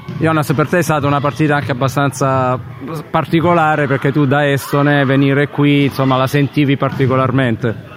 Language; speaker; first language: Italian; native; Italian